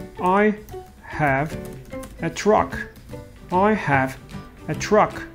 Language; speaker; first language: English; non-native, fluent; Russian